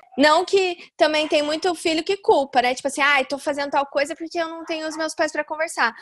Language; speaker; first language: Portuguese; native; Portuguese